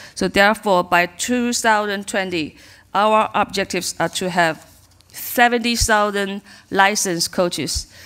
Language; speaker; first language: English; non-native, learner; Chinese